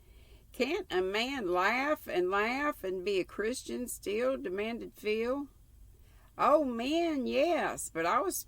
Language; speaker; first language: English; native; English